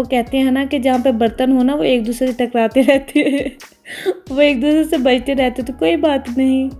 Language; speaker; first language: Urdu; non-native, local second language; Punjabi